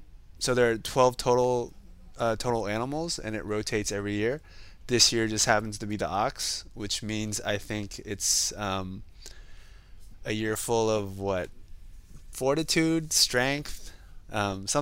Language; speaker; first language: English; native; English